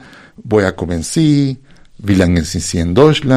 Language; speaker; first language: German; non-native, fluent; Spanish